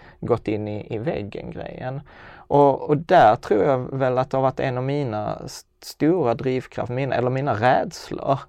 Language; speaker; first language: Swedish; native; Swedish